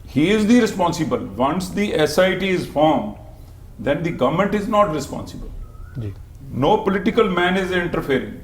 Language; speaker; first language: English; non-native, local second language; Punjabi